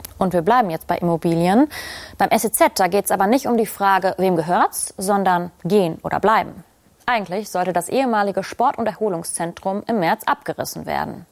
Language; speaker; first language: German; native; German